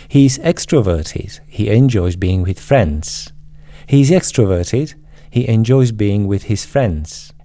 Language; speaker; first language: English; non-native, fluent; Slovak